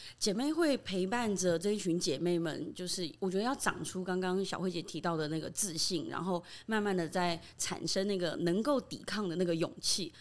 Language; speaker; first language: Chinese; early bilingual, other home language; Burmese